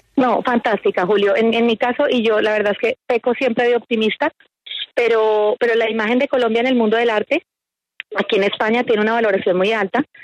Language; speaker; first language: Spanish; native; Spanish